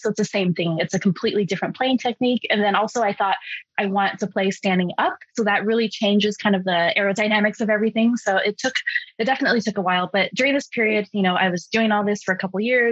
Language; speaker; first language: English; early bilingual, other home language; Chinese